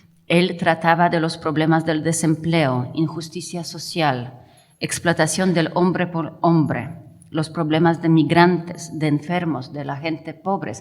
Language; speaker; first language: Spanish; non-native, fluent; Polish